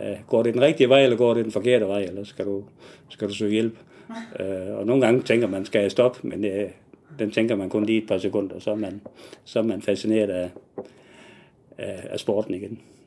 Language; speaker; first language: Danish; native; Danish